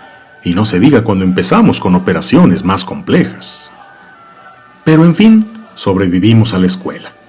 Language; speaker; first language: Spanish; native; Spanish